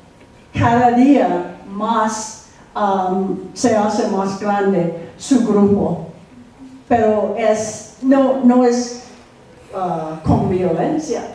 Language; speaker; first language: Spanish; non-native, fluent; English